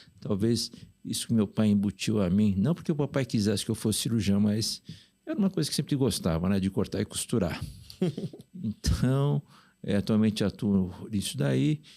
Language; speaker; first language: Portuguese; early bilingual, other home language; Korean